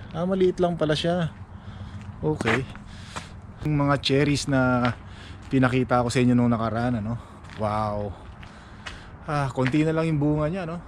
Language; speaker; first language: Filipino; native; Filipino